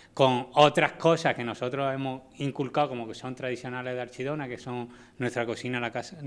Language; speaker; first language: Spanish; native; Spanish